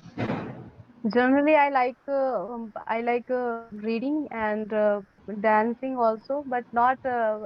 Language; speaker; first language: English; non-native, learner; Hindi